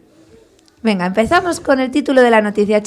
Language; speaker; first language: Spanish; native; Spanish